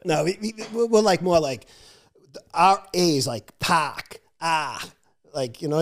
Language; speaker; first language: English; native; English